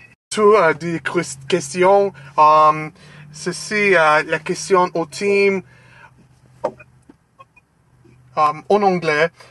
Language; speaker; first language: French; non-native, learner; English